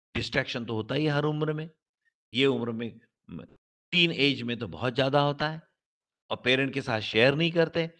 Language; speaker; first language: Hindi; non-native, local second language; Marathi